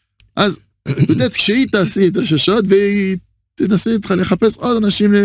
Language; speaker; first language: Hebrew; non-native, fluent; French